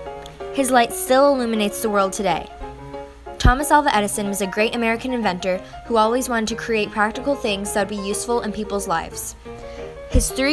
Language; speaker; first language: English; native; English